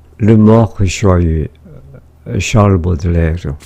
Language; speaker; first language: French; non-native, fluent; Korean